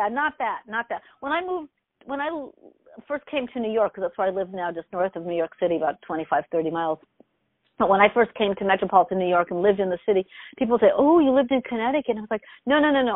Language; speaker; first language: English; native; English